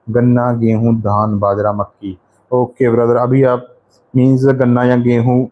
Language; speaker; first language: Hindi; non-native, local second language; Punjabi